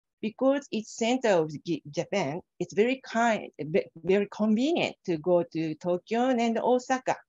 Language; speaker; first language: English; non-native, fluent; Japanese